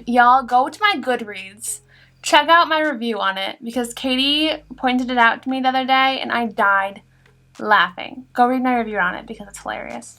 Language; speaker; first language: English; native; English